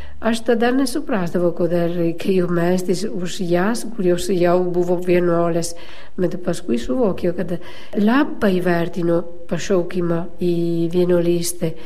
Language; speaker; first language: Lithuanian; non-native, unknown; Italian